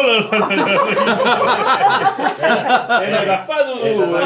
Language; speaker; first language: French; native; French